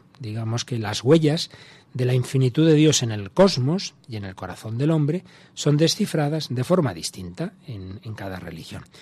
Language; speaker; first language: Spanish; native; Spanish